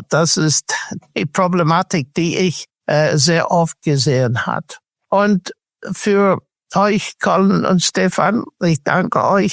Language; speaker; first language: German; non-native, fluent; English